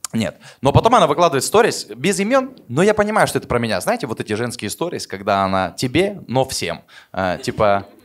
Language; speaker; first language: Russian; native; Russian